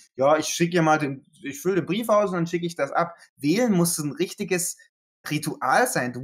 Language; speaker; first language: German; native; German